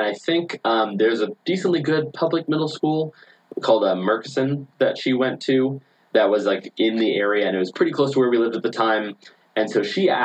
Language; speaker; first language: English; native; English